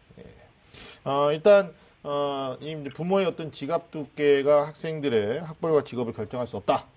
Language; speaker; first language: Korean; native; Korean